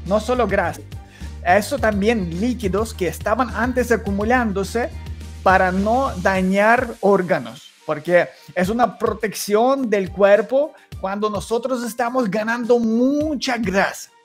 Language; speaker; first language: Spanish; non-native, learner; Ukrainian